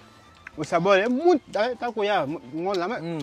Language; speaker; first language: Vietnamese; non-native, learner; Portuguese